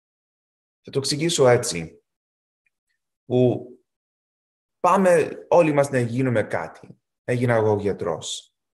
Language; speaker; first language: Greek; early bilingual, heritage; Greek